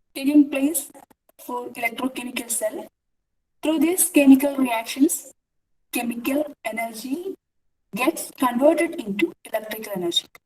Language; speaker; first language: English; non-native, local second language; Malayalam